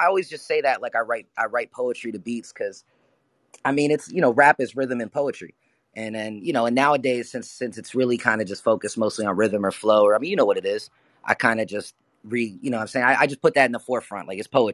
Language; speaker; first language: English; native; English